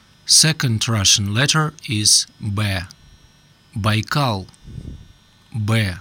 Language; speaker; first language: English; non-native, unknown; Russian